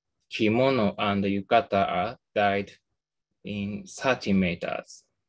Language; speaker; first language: English; non-native, learner; Japanese